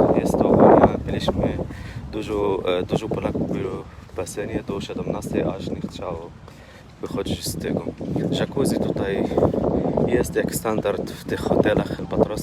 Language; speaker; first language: Polish; non-native, learner; Arabic